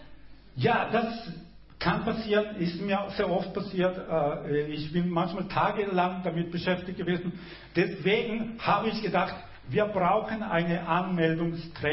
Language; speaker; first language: German; non-native, fluent; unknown